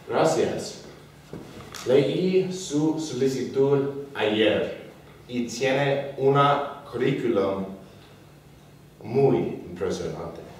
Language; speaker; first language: Spanish; non-native, learner; English